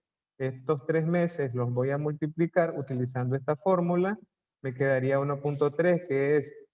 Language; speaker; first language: Spanish; native; Spanish